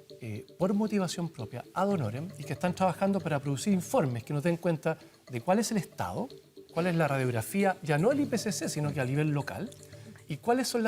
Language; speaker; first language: Spanish; native; Spanish